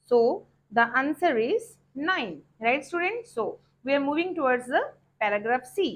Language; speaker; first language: English; non-native, local second language; Punjabi